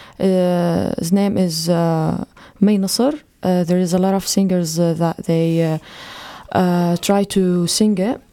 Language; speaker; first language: English; non-native, fluent; Arabic